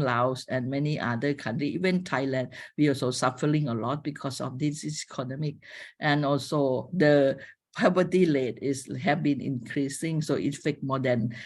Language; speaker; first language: English; non-native, fluent; Thai